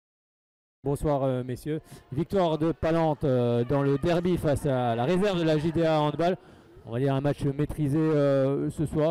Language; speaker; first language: French; native; French